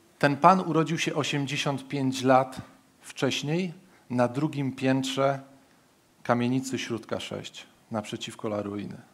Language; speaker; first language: Polish; native; Polish